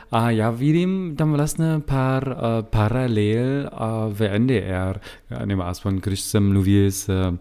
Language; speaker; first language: Czech; non-native, learner; German